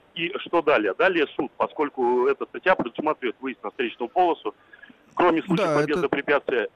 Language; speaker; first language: Russian; native; Russian